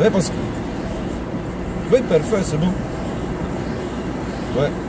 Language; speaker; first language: French; non-native, learner; Polish